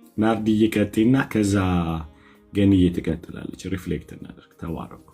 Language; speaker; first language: Amharic; non-native, local second language; Somali